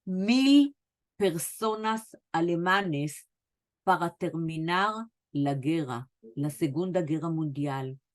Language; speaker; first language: Spanish; non-native, fluent; Hebrew